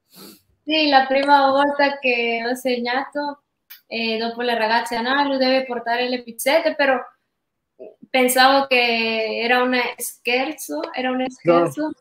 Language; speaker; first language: Italian; non-native, learner; Spanish